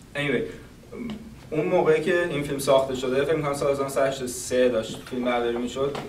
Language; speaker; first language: Persian; native; Persian